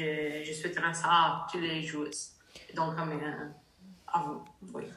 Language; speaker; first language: French; non-native, learner; Italian